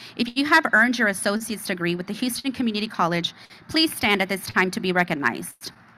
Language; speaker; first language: English; early bilingual, other home language; Spanish